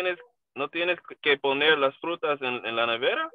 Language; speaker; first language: Spanish; non-native, learner; English